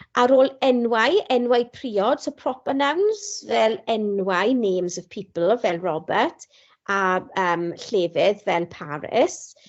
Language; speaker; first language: Welsh; non-native, local second language; English